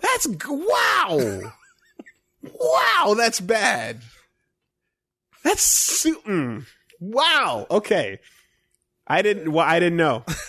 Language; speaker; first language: English; native; English